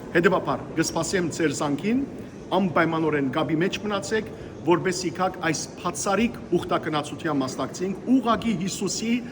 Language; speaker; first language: Armenian; native; Armenian